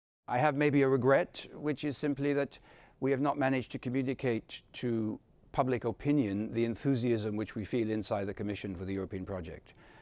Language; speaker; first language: English; native; English